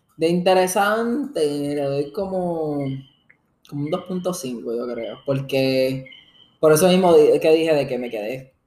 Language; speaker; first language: Spanish; early bilingual, heritage; Spanish